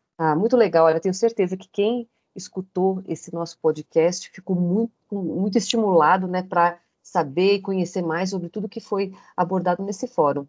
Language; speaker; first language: Portuguese; native; Portuguese